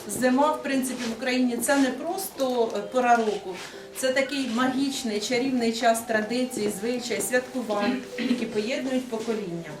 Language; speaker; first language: Ukrainian; native; Ukrainian